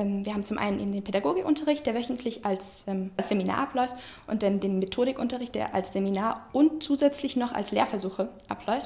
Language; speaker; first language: German; native; German